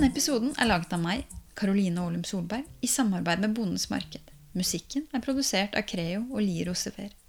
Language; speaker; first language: Norwegian; native; Norwegian